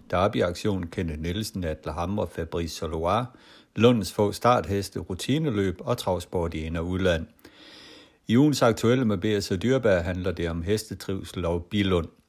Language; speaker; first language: Danish; native; Danish